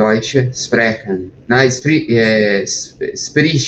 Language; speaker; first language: German; non-native, learner; Portuguese